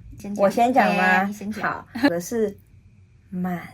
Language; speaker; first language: Chinese; early bilingual, heritage; Chinese